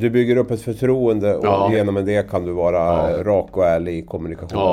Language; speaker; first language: Swedish; native; Swedish